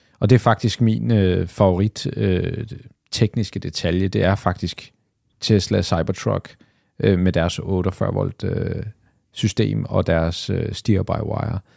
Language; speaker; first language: Danish; early bilingual, other home language; Arabic